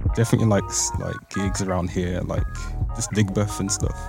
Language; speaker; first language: English; native; English